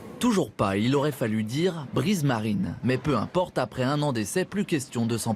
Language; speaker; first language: French; native; French